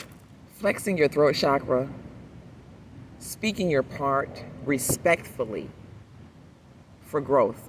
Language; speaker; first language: English; native; English